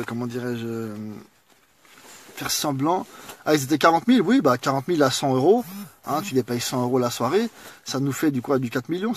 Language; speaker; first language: French; native; French